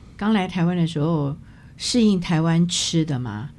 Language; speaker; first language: Chinese; native; Chinese